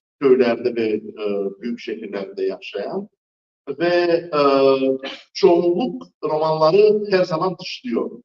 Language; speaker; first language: Turkish; non-native, fluent; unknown